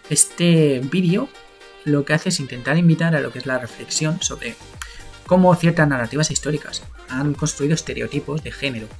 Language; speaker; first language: Spanish; native; Spanish